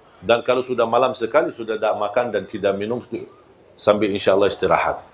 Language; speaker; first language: Malay; non-native, fluent; Arabic